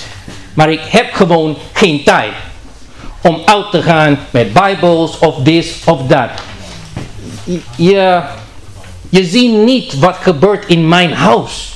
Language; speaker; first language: Dutch; non-native, learner; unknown